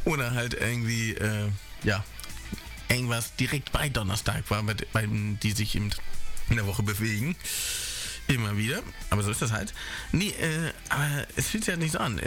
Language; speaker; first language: German; native; German